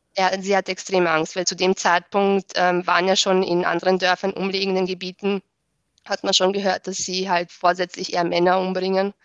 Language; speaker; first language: German; early bilingual, other home language; Bosnian